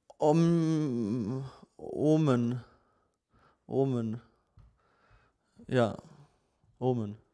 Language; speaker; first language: German; native; German